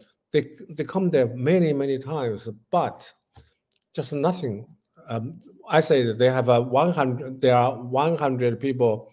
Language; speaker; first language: English; non-native, learner; Chinese